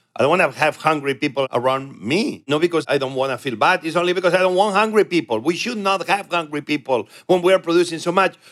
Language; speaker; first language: English; non-native, fluent; Spanish